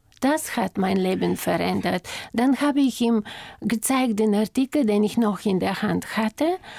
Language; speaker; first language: German; non-native, fluent; Bulgarian